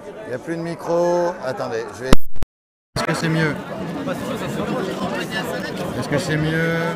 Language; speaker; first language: French; native; French